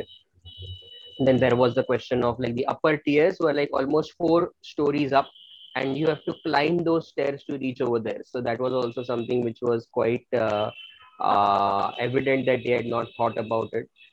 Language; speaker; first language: English; non-native, local second language; Marathi